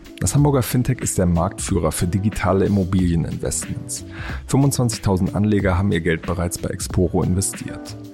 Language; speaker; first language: German; native; German